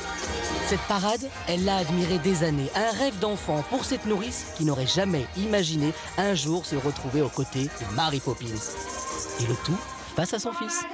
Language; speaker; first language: French; native; French